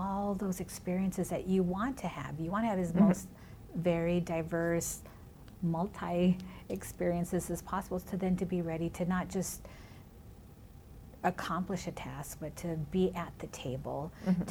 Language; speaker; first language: English; early bilingual, other home language; Spanish